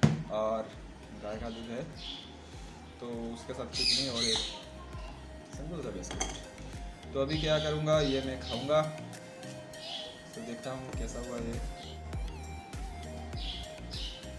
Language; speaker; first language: Hindi; non-native, local second language; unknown